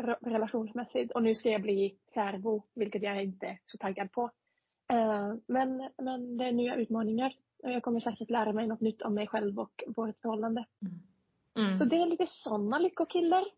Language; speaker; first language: Swedish; non-native, fluent; Finnish